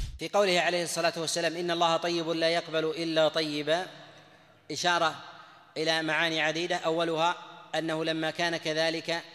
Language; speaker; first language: Arabic; native; Arabic